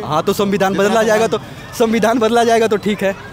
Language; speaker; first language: Hindi; native; Hindi